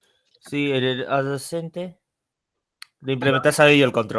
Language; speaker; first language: Spanish; native; Spanish